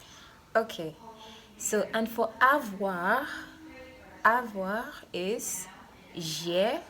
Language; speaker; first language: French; non-native, fluent; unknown